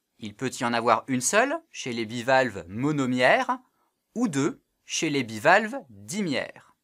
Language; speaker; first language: French; native; French